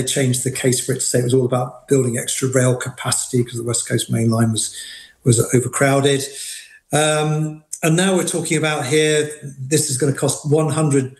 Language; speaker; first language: English; native; English